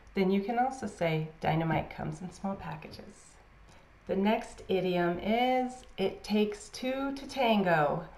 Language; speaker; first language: English; native; English